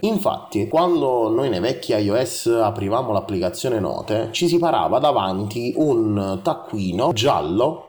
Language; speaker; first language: Italian; native; Italian